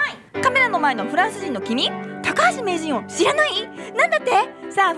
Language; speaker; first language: Japanese; native; Japanese